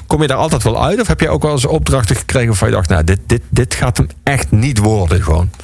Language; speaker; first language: Dutch; native; Dutch